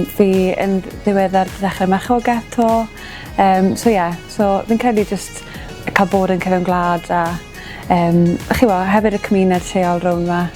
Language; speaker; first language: Welsh; native; Welsh